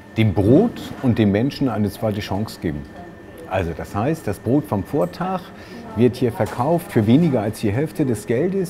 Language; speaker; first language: German; native; German